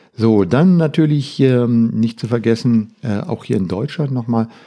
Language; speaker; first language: German; native; German